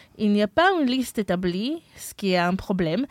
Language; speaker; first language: French; non-native, fluent; Hebrew